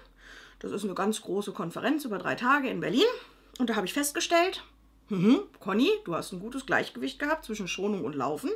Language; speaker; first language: German; native; German